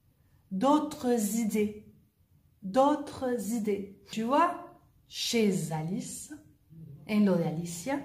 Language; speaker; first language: French; native; French